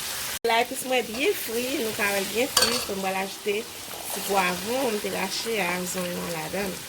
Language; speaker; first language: French; non-native, learner; Haitian Creole